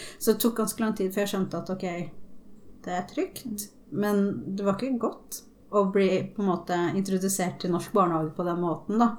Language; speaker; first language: Norwegian; early bilingual, other home language; Spanish